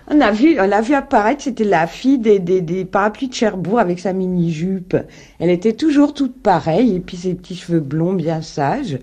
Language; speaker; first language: French; native; French